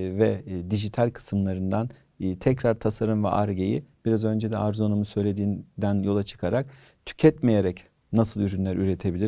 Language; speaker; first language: Turkish; native; Turkish